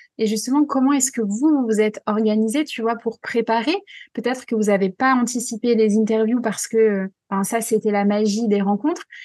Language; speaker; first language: French; native; French